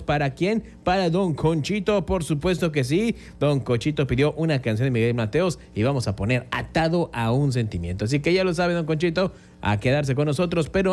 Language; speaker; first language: Spanish; native; Spanish